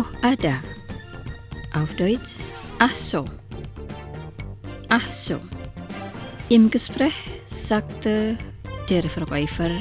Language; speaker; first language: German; non-native, fluent; Indonesian